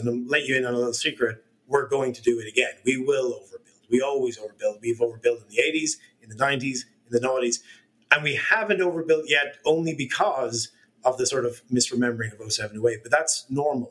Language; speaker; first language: English; native; English